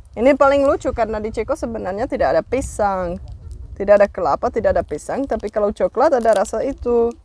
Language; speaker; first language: Indonesian; non-native, fluent; Czech